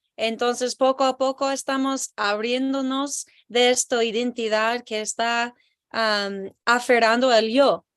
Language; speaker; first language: Spanish; non-native, learner; English